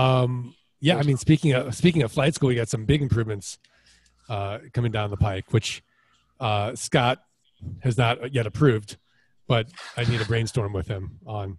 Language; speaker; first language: English; native; English